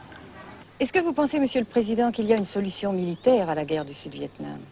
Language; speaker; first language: French; native; French